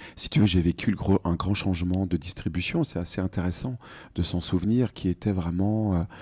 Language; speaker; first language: French; native; French